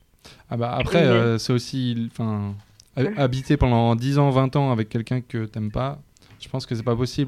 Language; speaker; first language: French; native; French